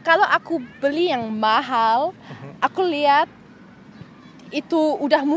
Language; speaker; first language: Indonesian; early bilingual, heritage; German